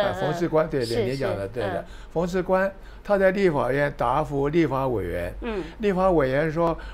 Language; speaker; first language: Chinese; native; Chinese